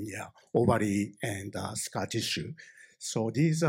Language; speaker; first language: English; non-native, fluent; Japanese